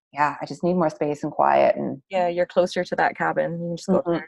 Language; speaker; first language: English; native; English